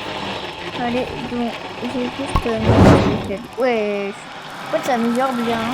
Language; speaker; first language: French; native; French